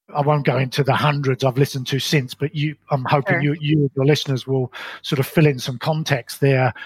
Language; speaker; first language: English; native; English